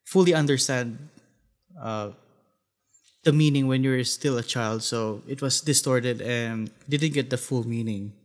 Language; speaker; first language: English; non-native, fluent; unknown